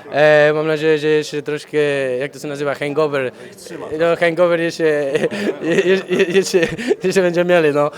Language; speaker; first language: Polish; non-native, fluent; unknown